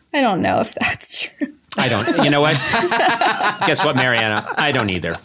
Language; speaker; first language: English; native; English